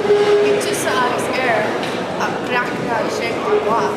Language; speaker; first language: Irish; non-native, learner; English